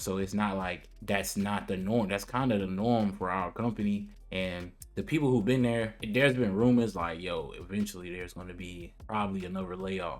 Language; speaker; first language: English; native; English